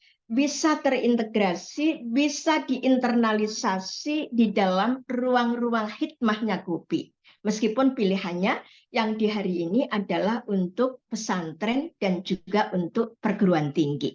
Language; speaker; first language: Indonesian; native; Indonesian